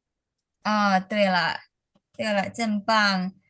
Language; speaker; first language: Chinese; non-native, fluent; Indonesian